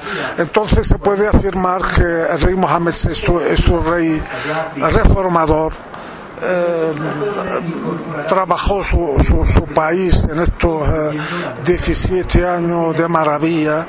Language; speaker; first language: Spanish; non-native, fluent; Arabic